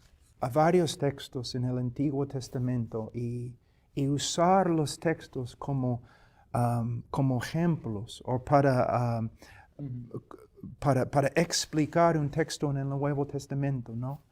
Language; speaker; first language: Spanish; non-native, fluent; English